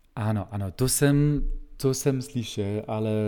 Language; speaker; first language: Czech; non-native, learner; German